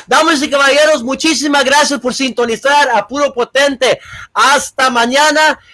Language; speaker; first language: Spanish; early bilingual, other home language; English